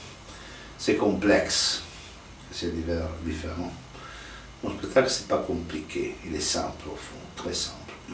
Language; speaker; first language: French; non-native, fluent; Italian